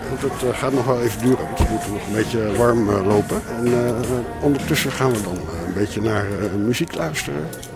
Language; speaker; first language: Dutch; native; Dutch